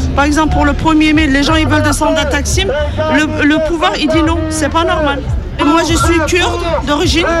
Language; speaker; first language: French; non-native, fluent; Kurdish